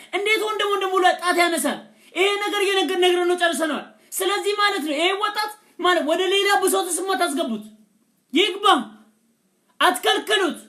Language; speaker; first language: Amharic; non-native, local second language; Oromo